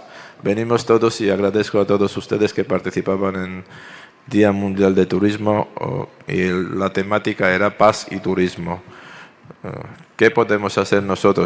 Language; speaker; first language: Spanish; non-native, fluent; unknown